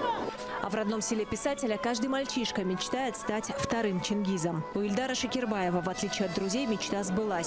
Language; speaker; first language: Russian; native; Russian